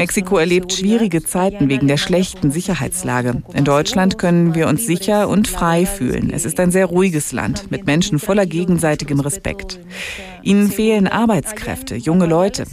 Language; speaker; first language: German; native; German